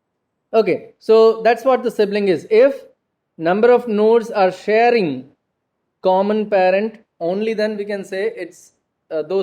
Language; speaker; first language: English; non-native, local second language; Gujarati